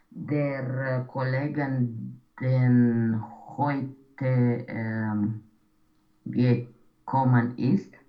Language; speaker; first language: German; non-native, learner; Romanian